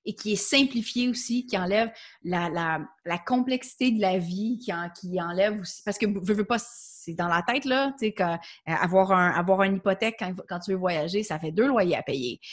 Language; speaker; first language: French; native; French